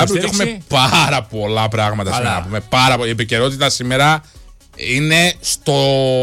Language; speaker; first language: Greek; native; Greek